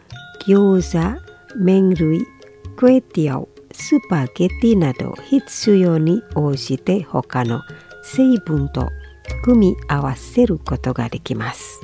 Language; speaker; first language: Japanese; non-native, fluent; Indonesian